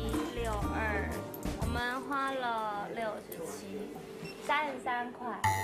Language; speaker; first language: Chinese; non-native, learner; Korean